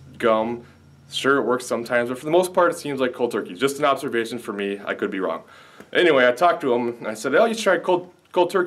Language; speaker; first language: English; native; English